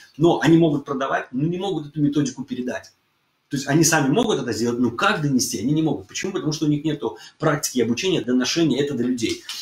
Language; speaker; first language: Russian; early bilingual, heritage; Russian